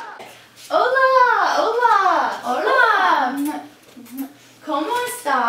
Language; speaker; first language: Spanish; non-native, learner; English